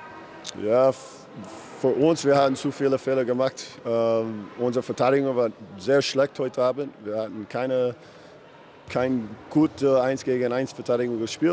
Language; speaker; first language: German; non-native, learner; English